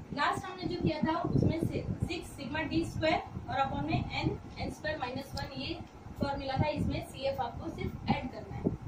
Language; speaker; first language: Hindi; non-native, local second language; Gujarati